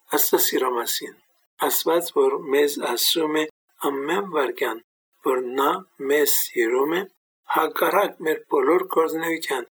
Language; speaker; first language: Armenian; native; Armenian